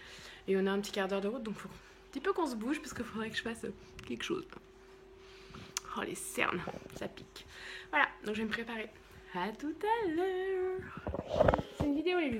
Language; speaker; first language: French; native; French